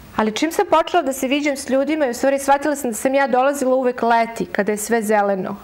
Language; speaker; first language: Serbian; native; Serbian